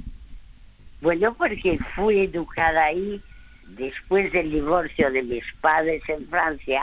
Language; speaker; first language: Spanish; early bilingual, other home language; French